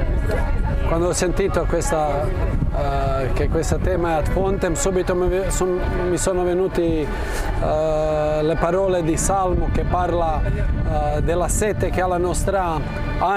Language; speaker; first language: Italian; non-native, fluent; Croatian